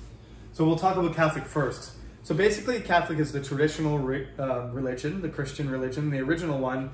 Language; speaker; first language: English; native; English